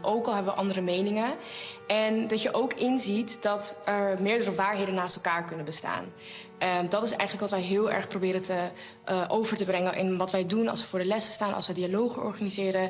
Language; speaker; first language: Dutch; native; Dutch